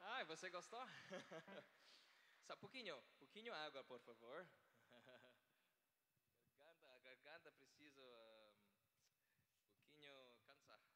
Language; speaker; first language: Portuguese; non-native, learner; Filipino